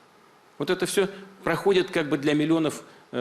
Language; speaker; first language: Russian; native; Russian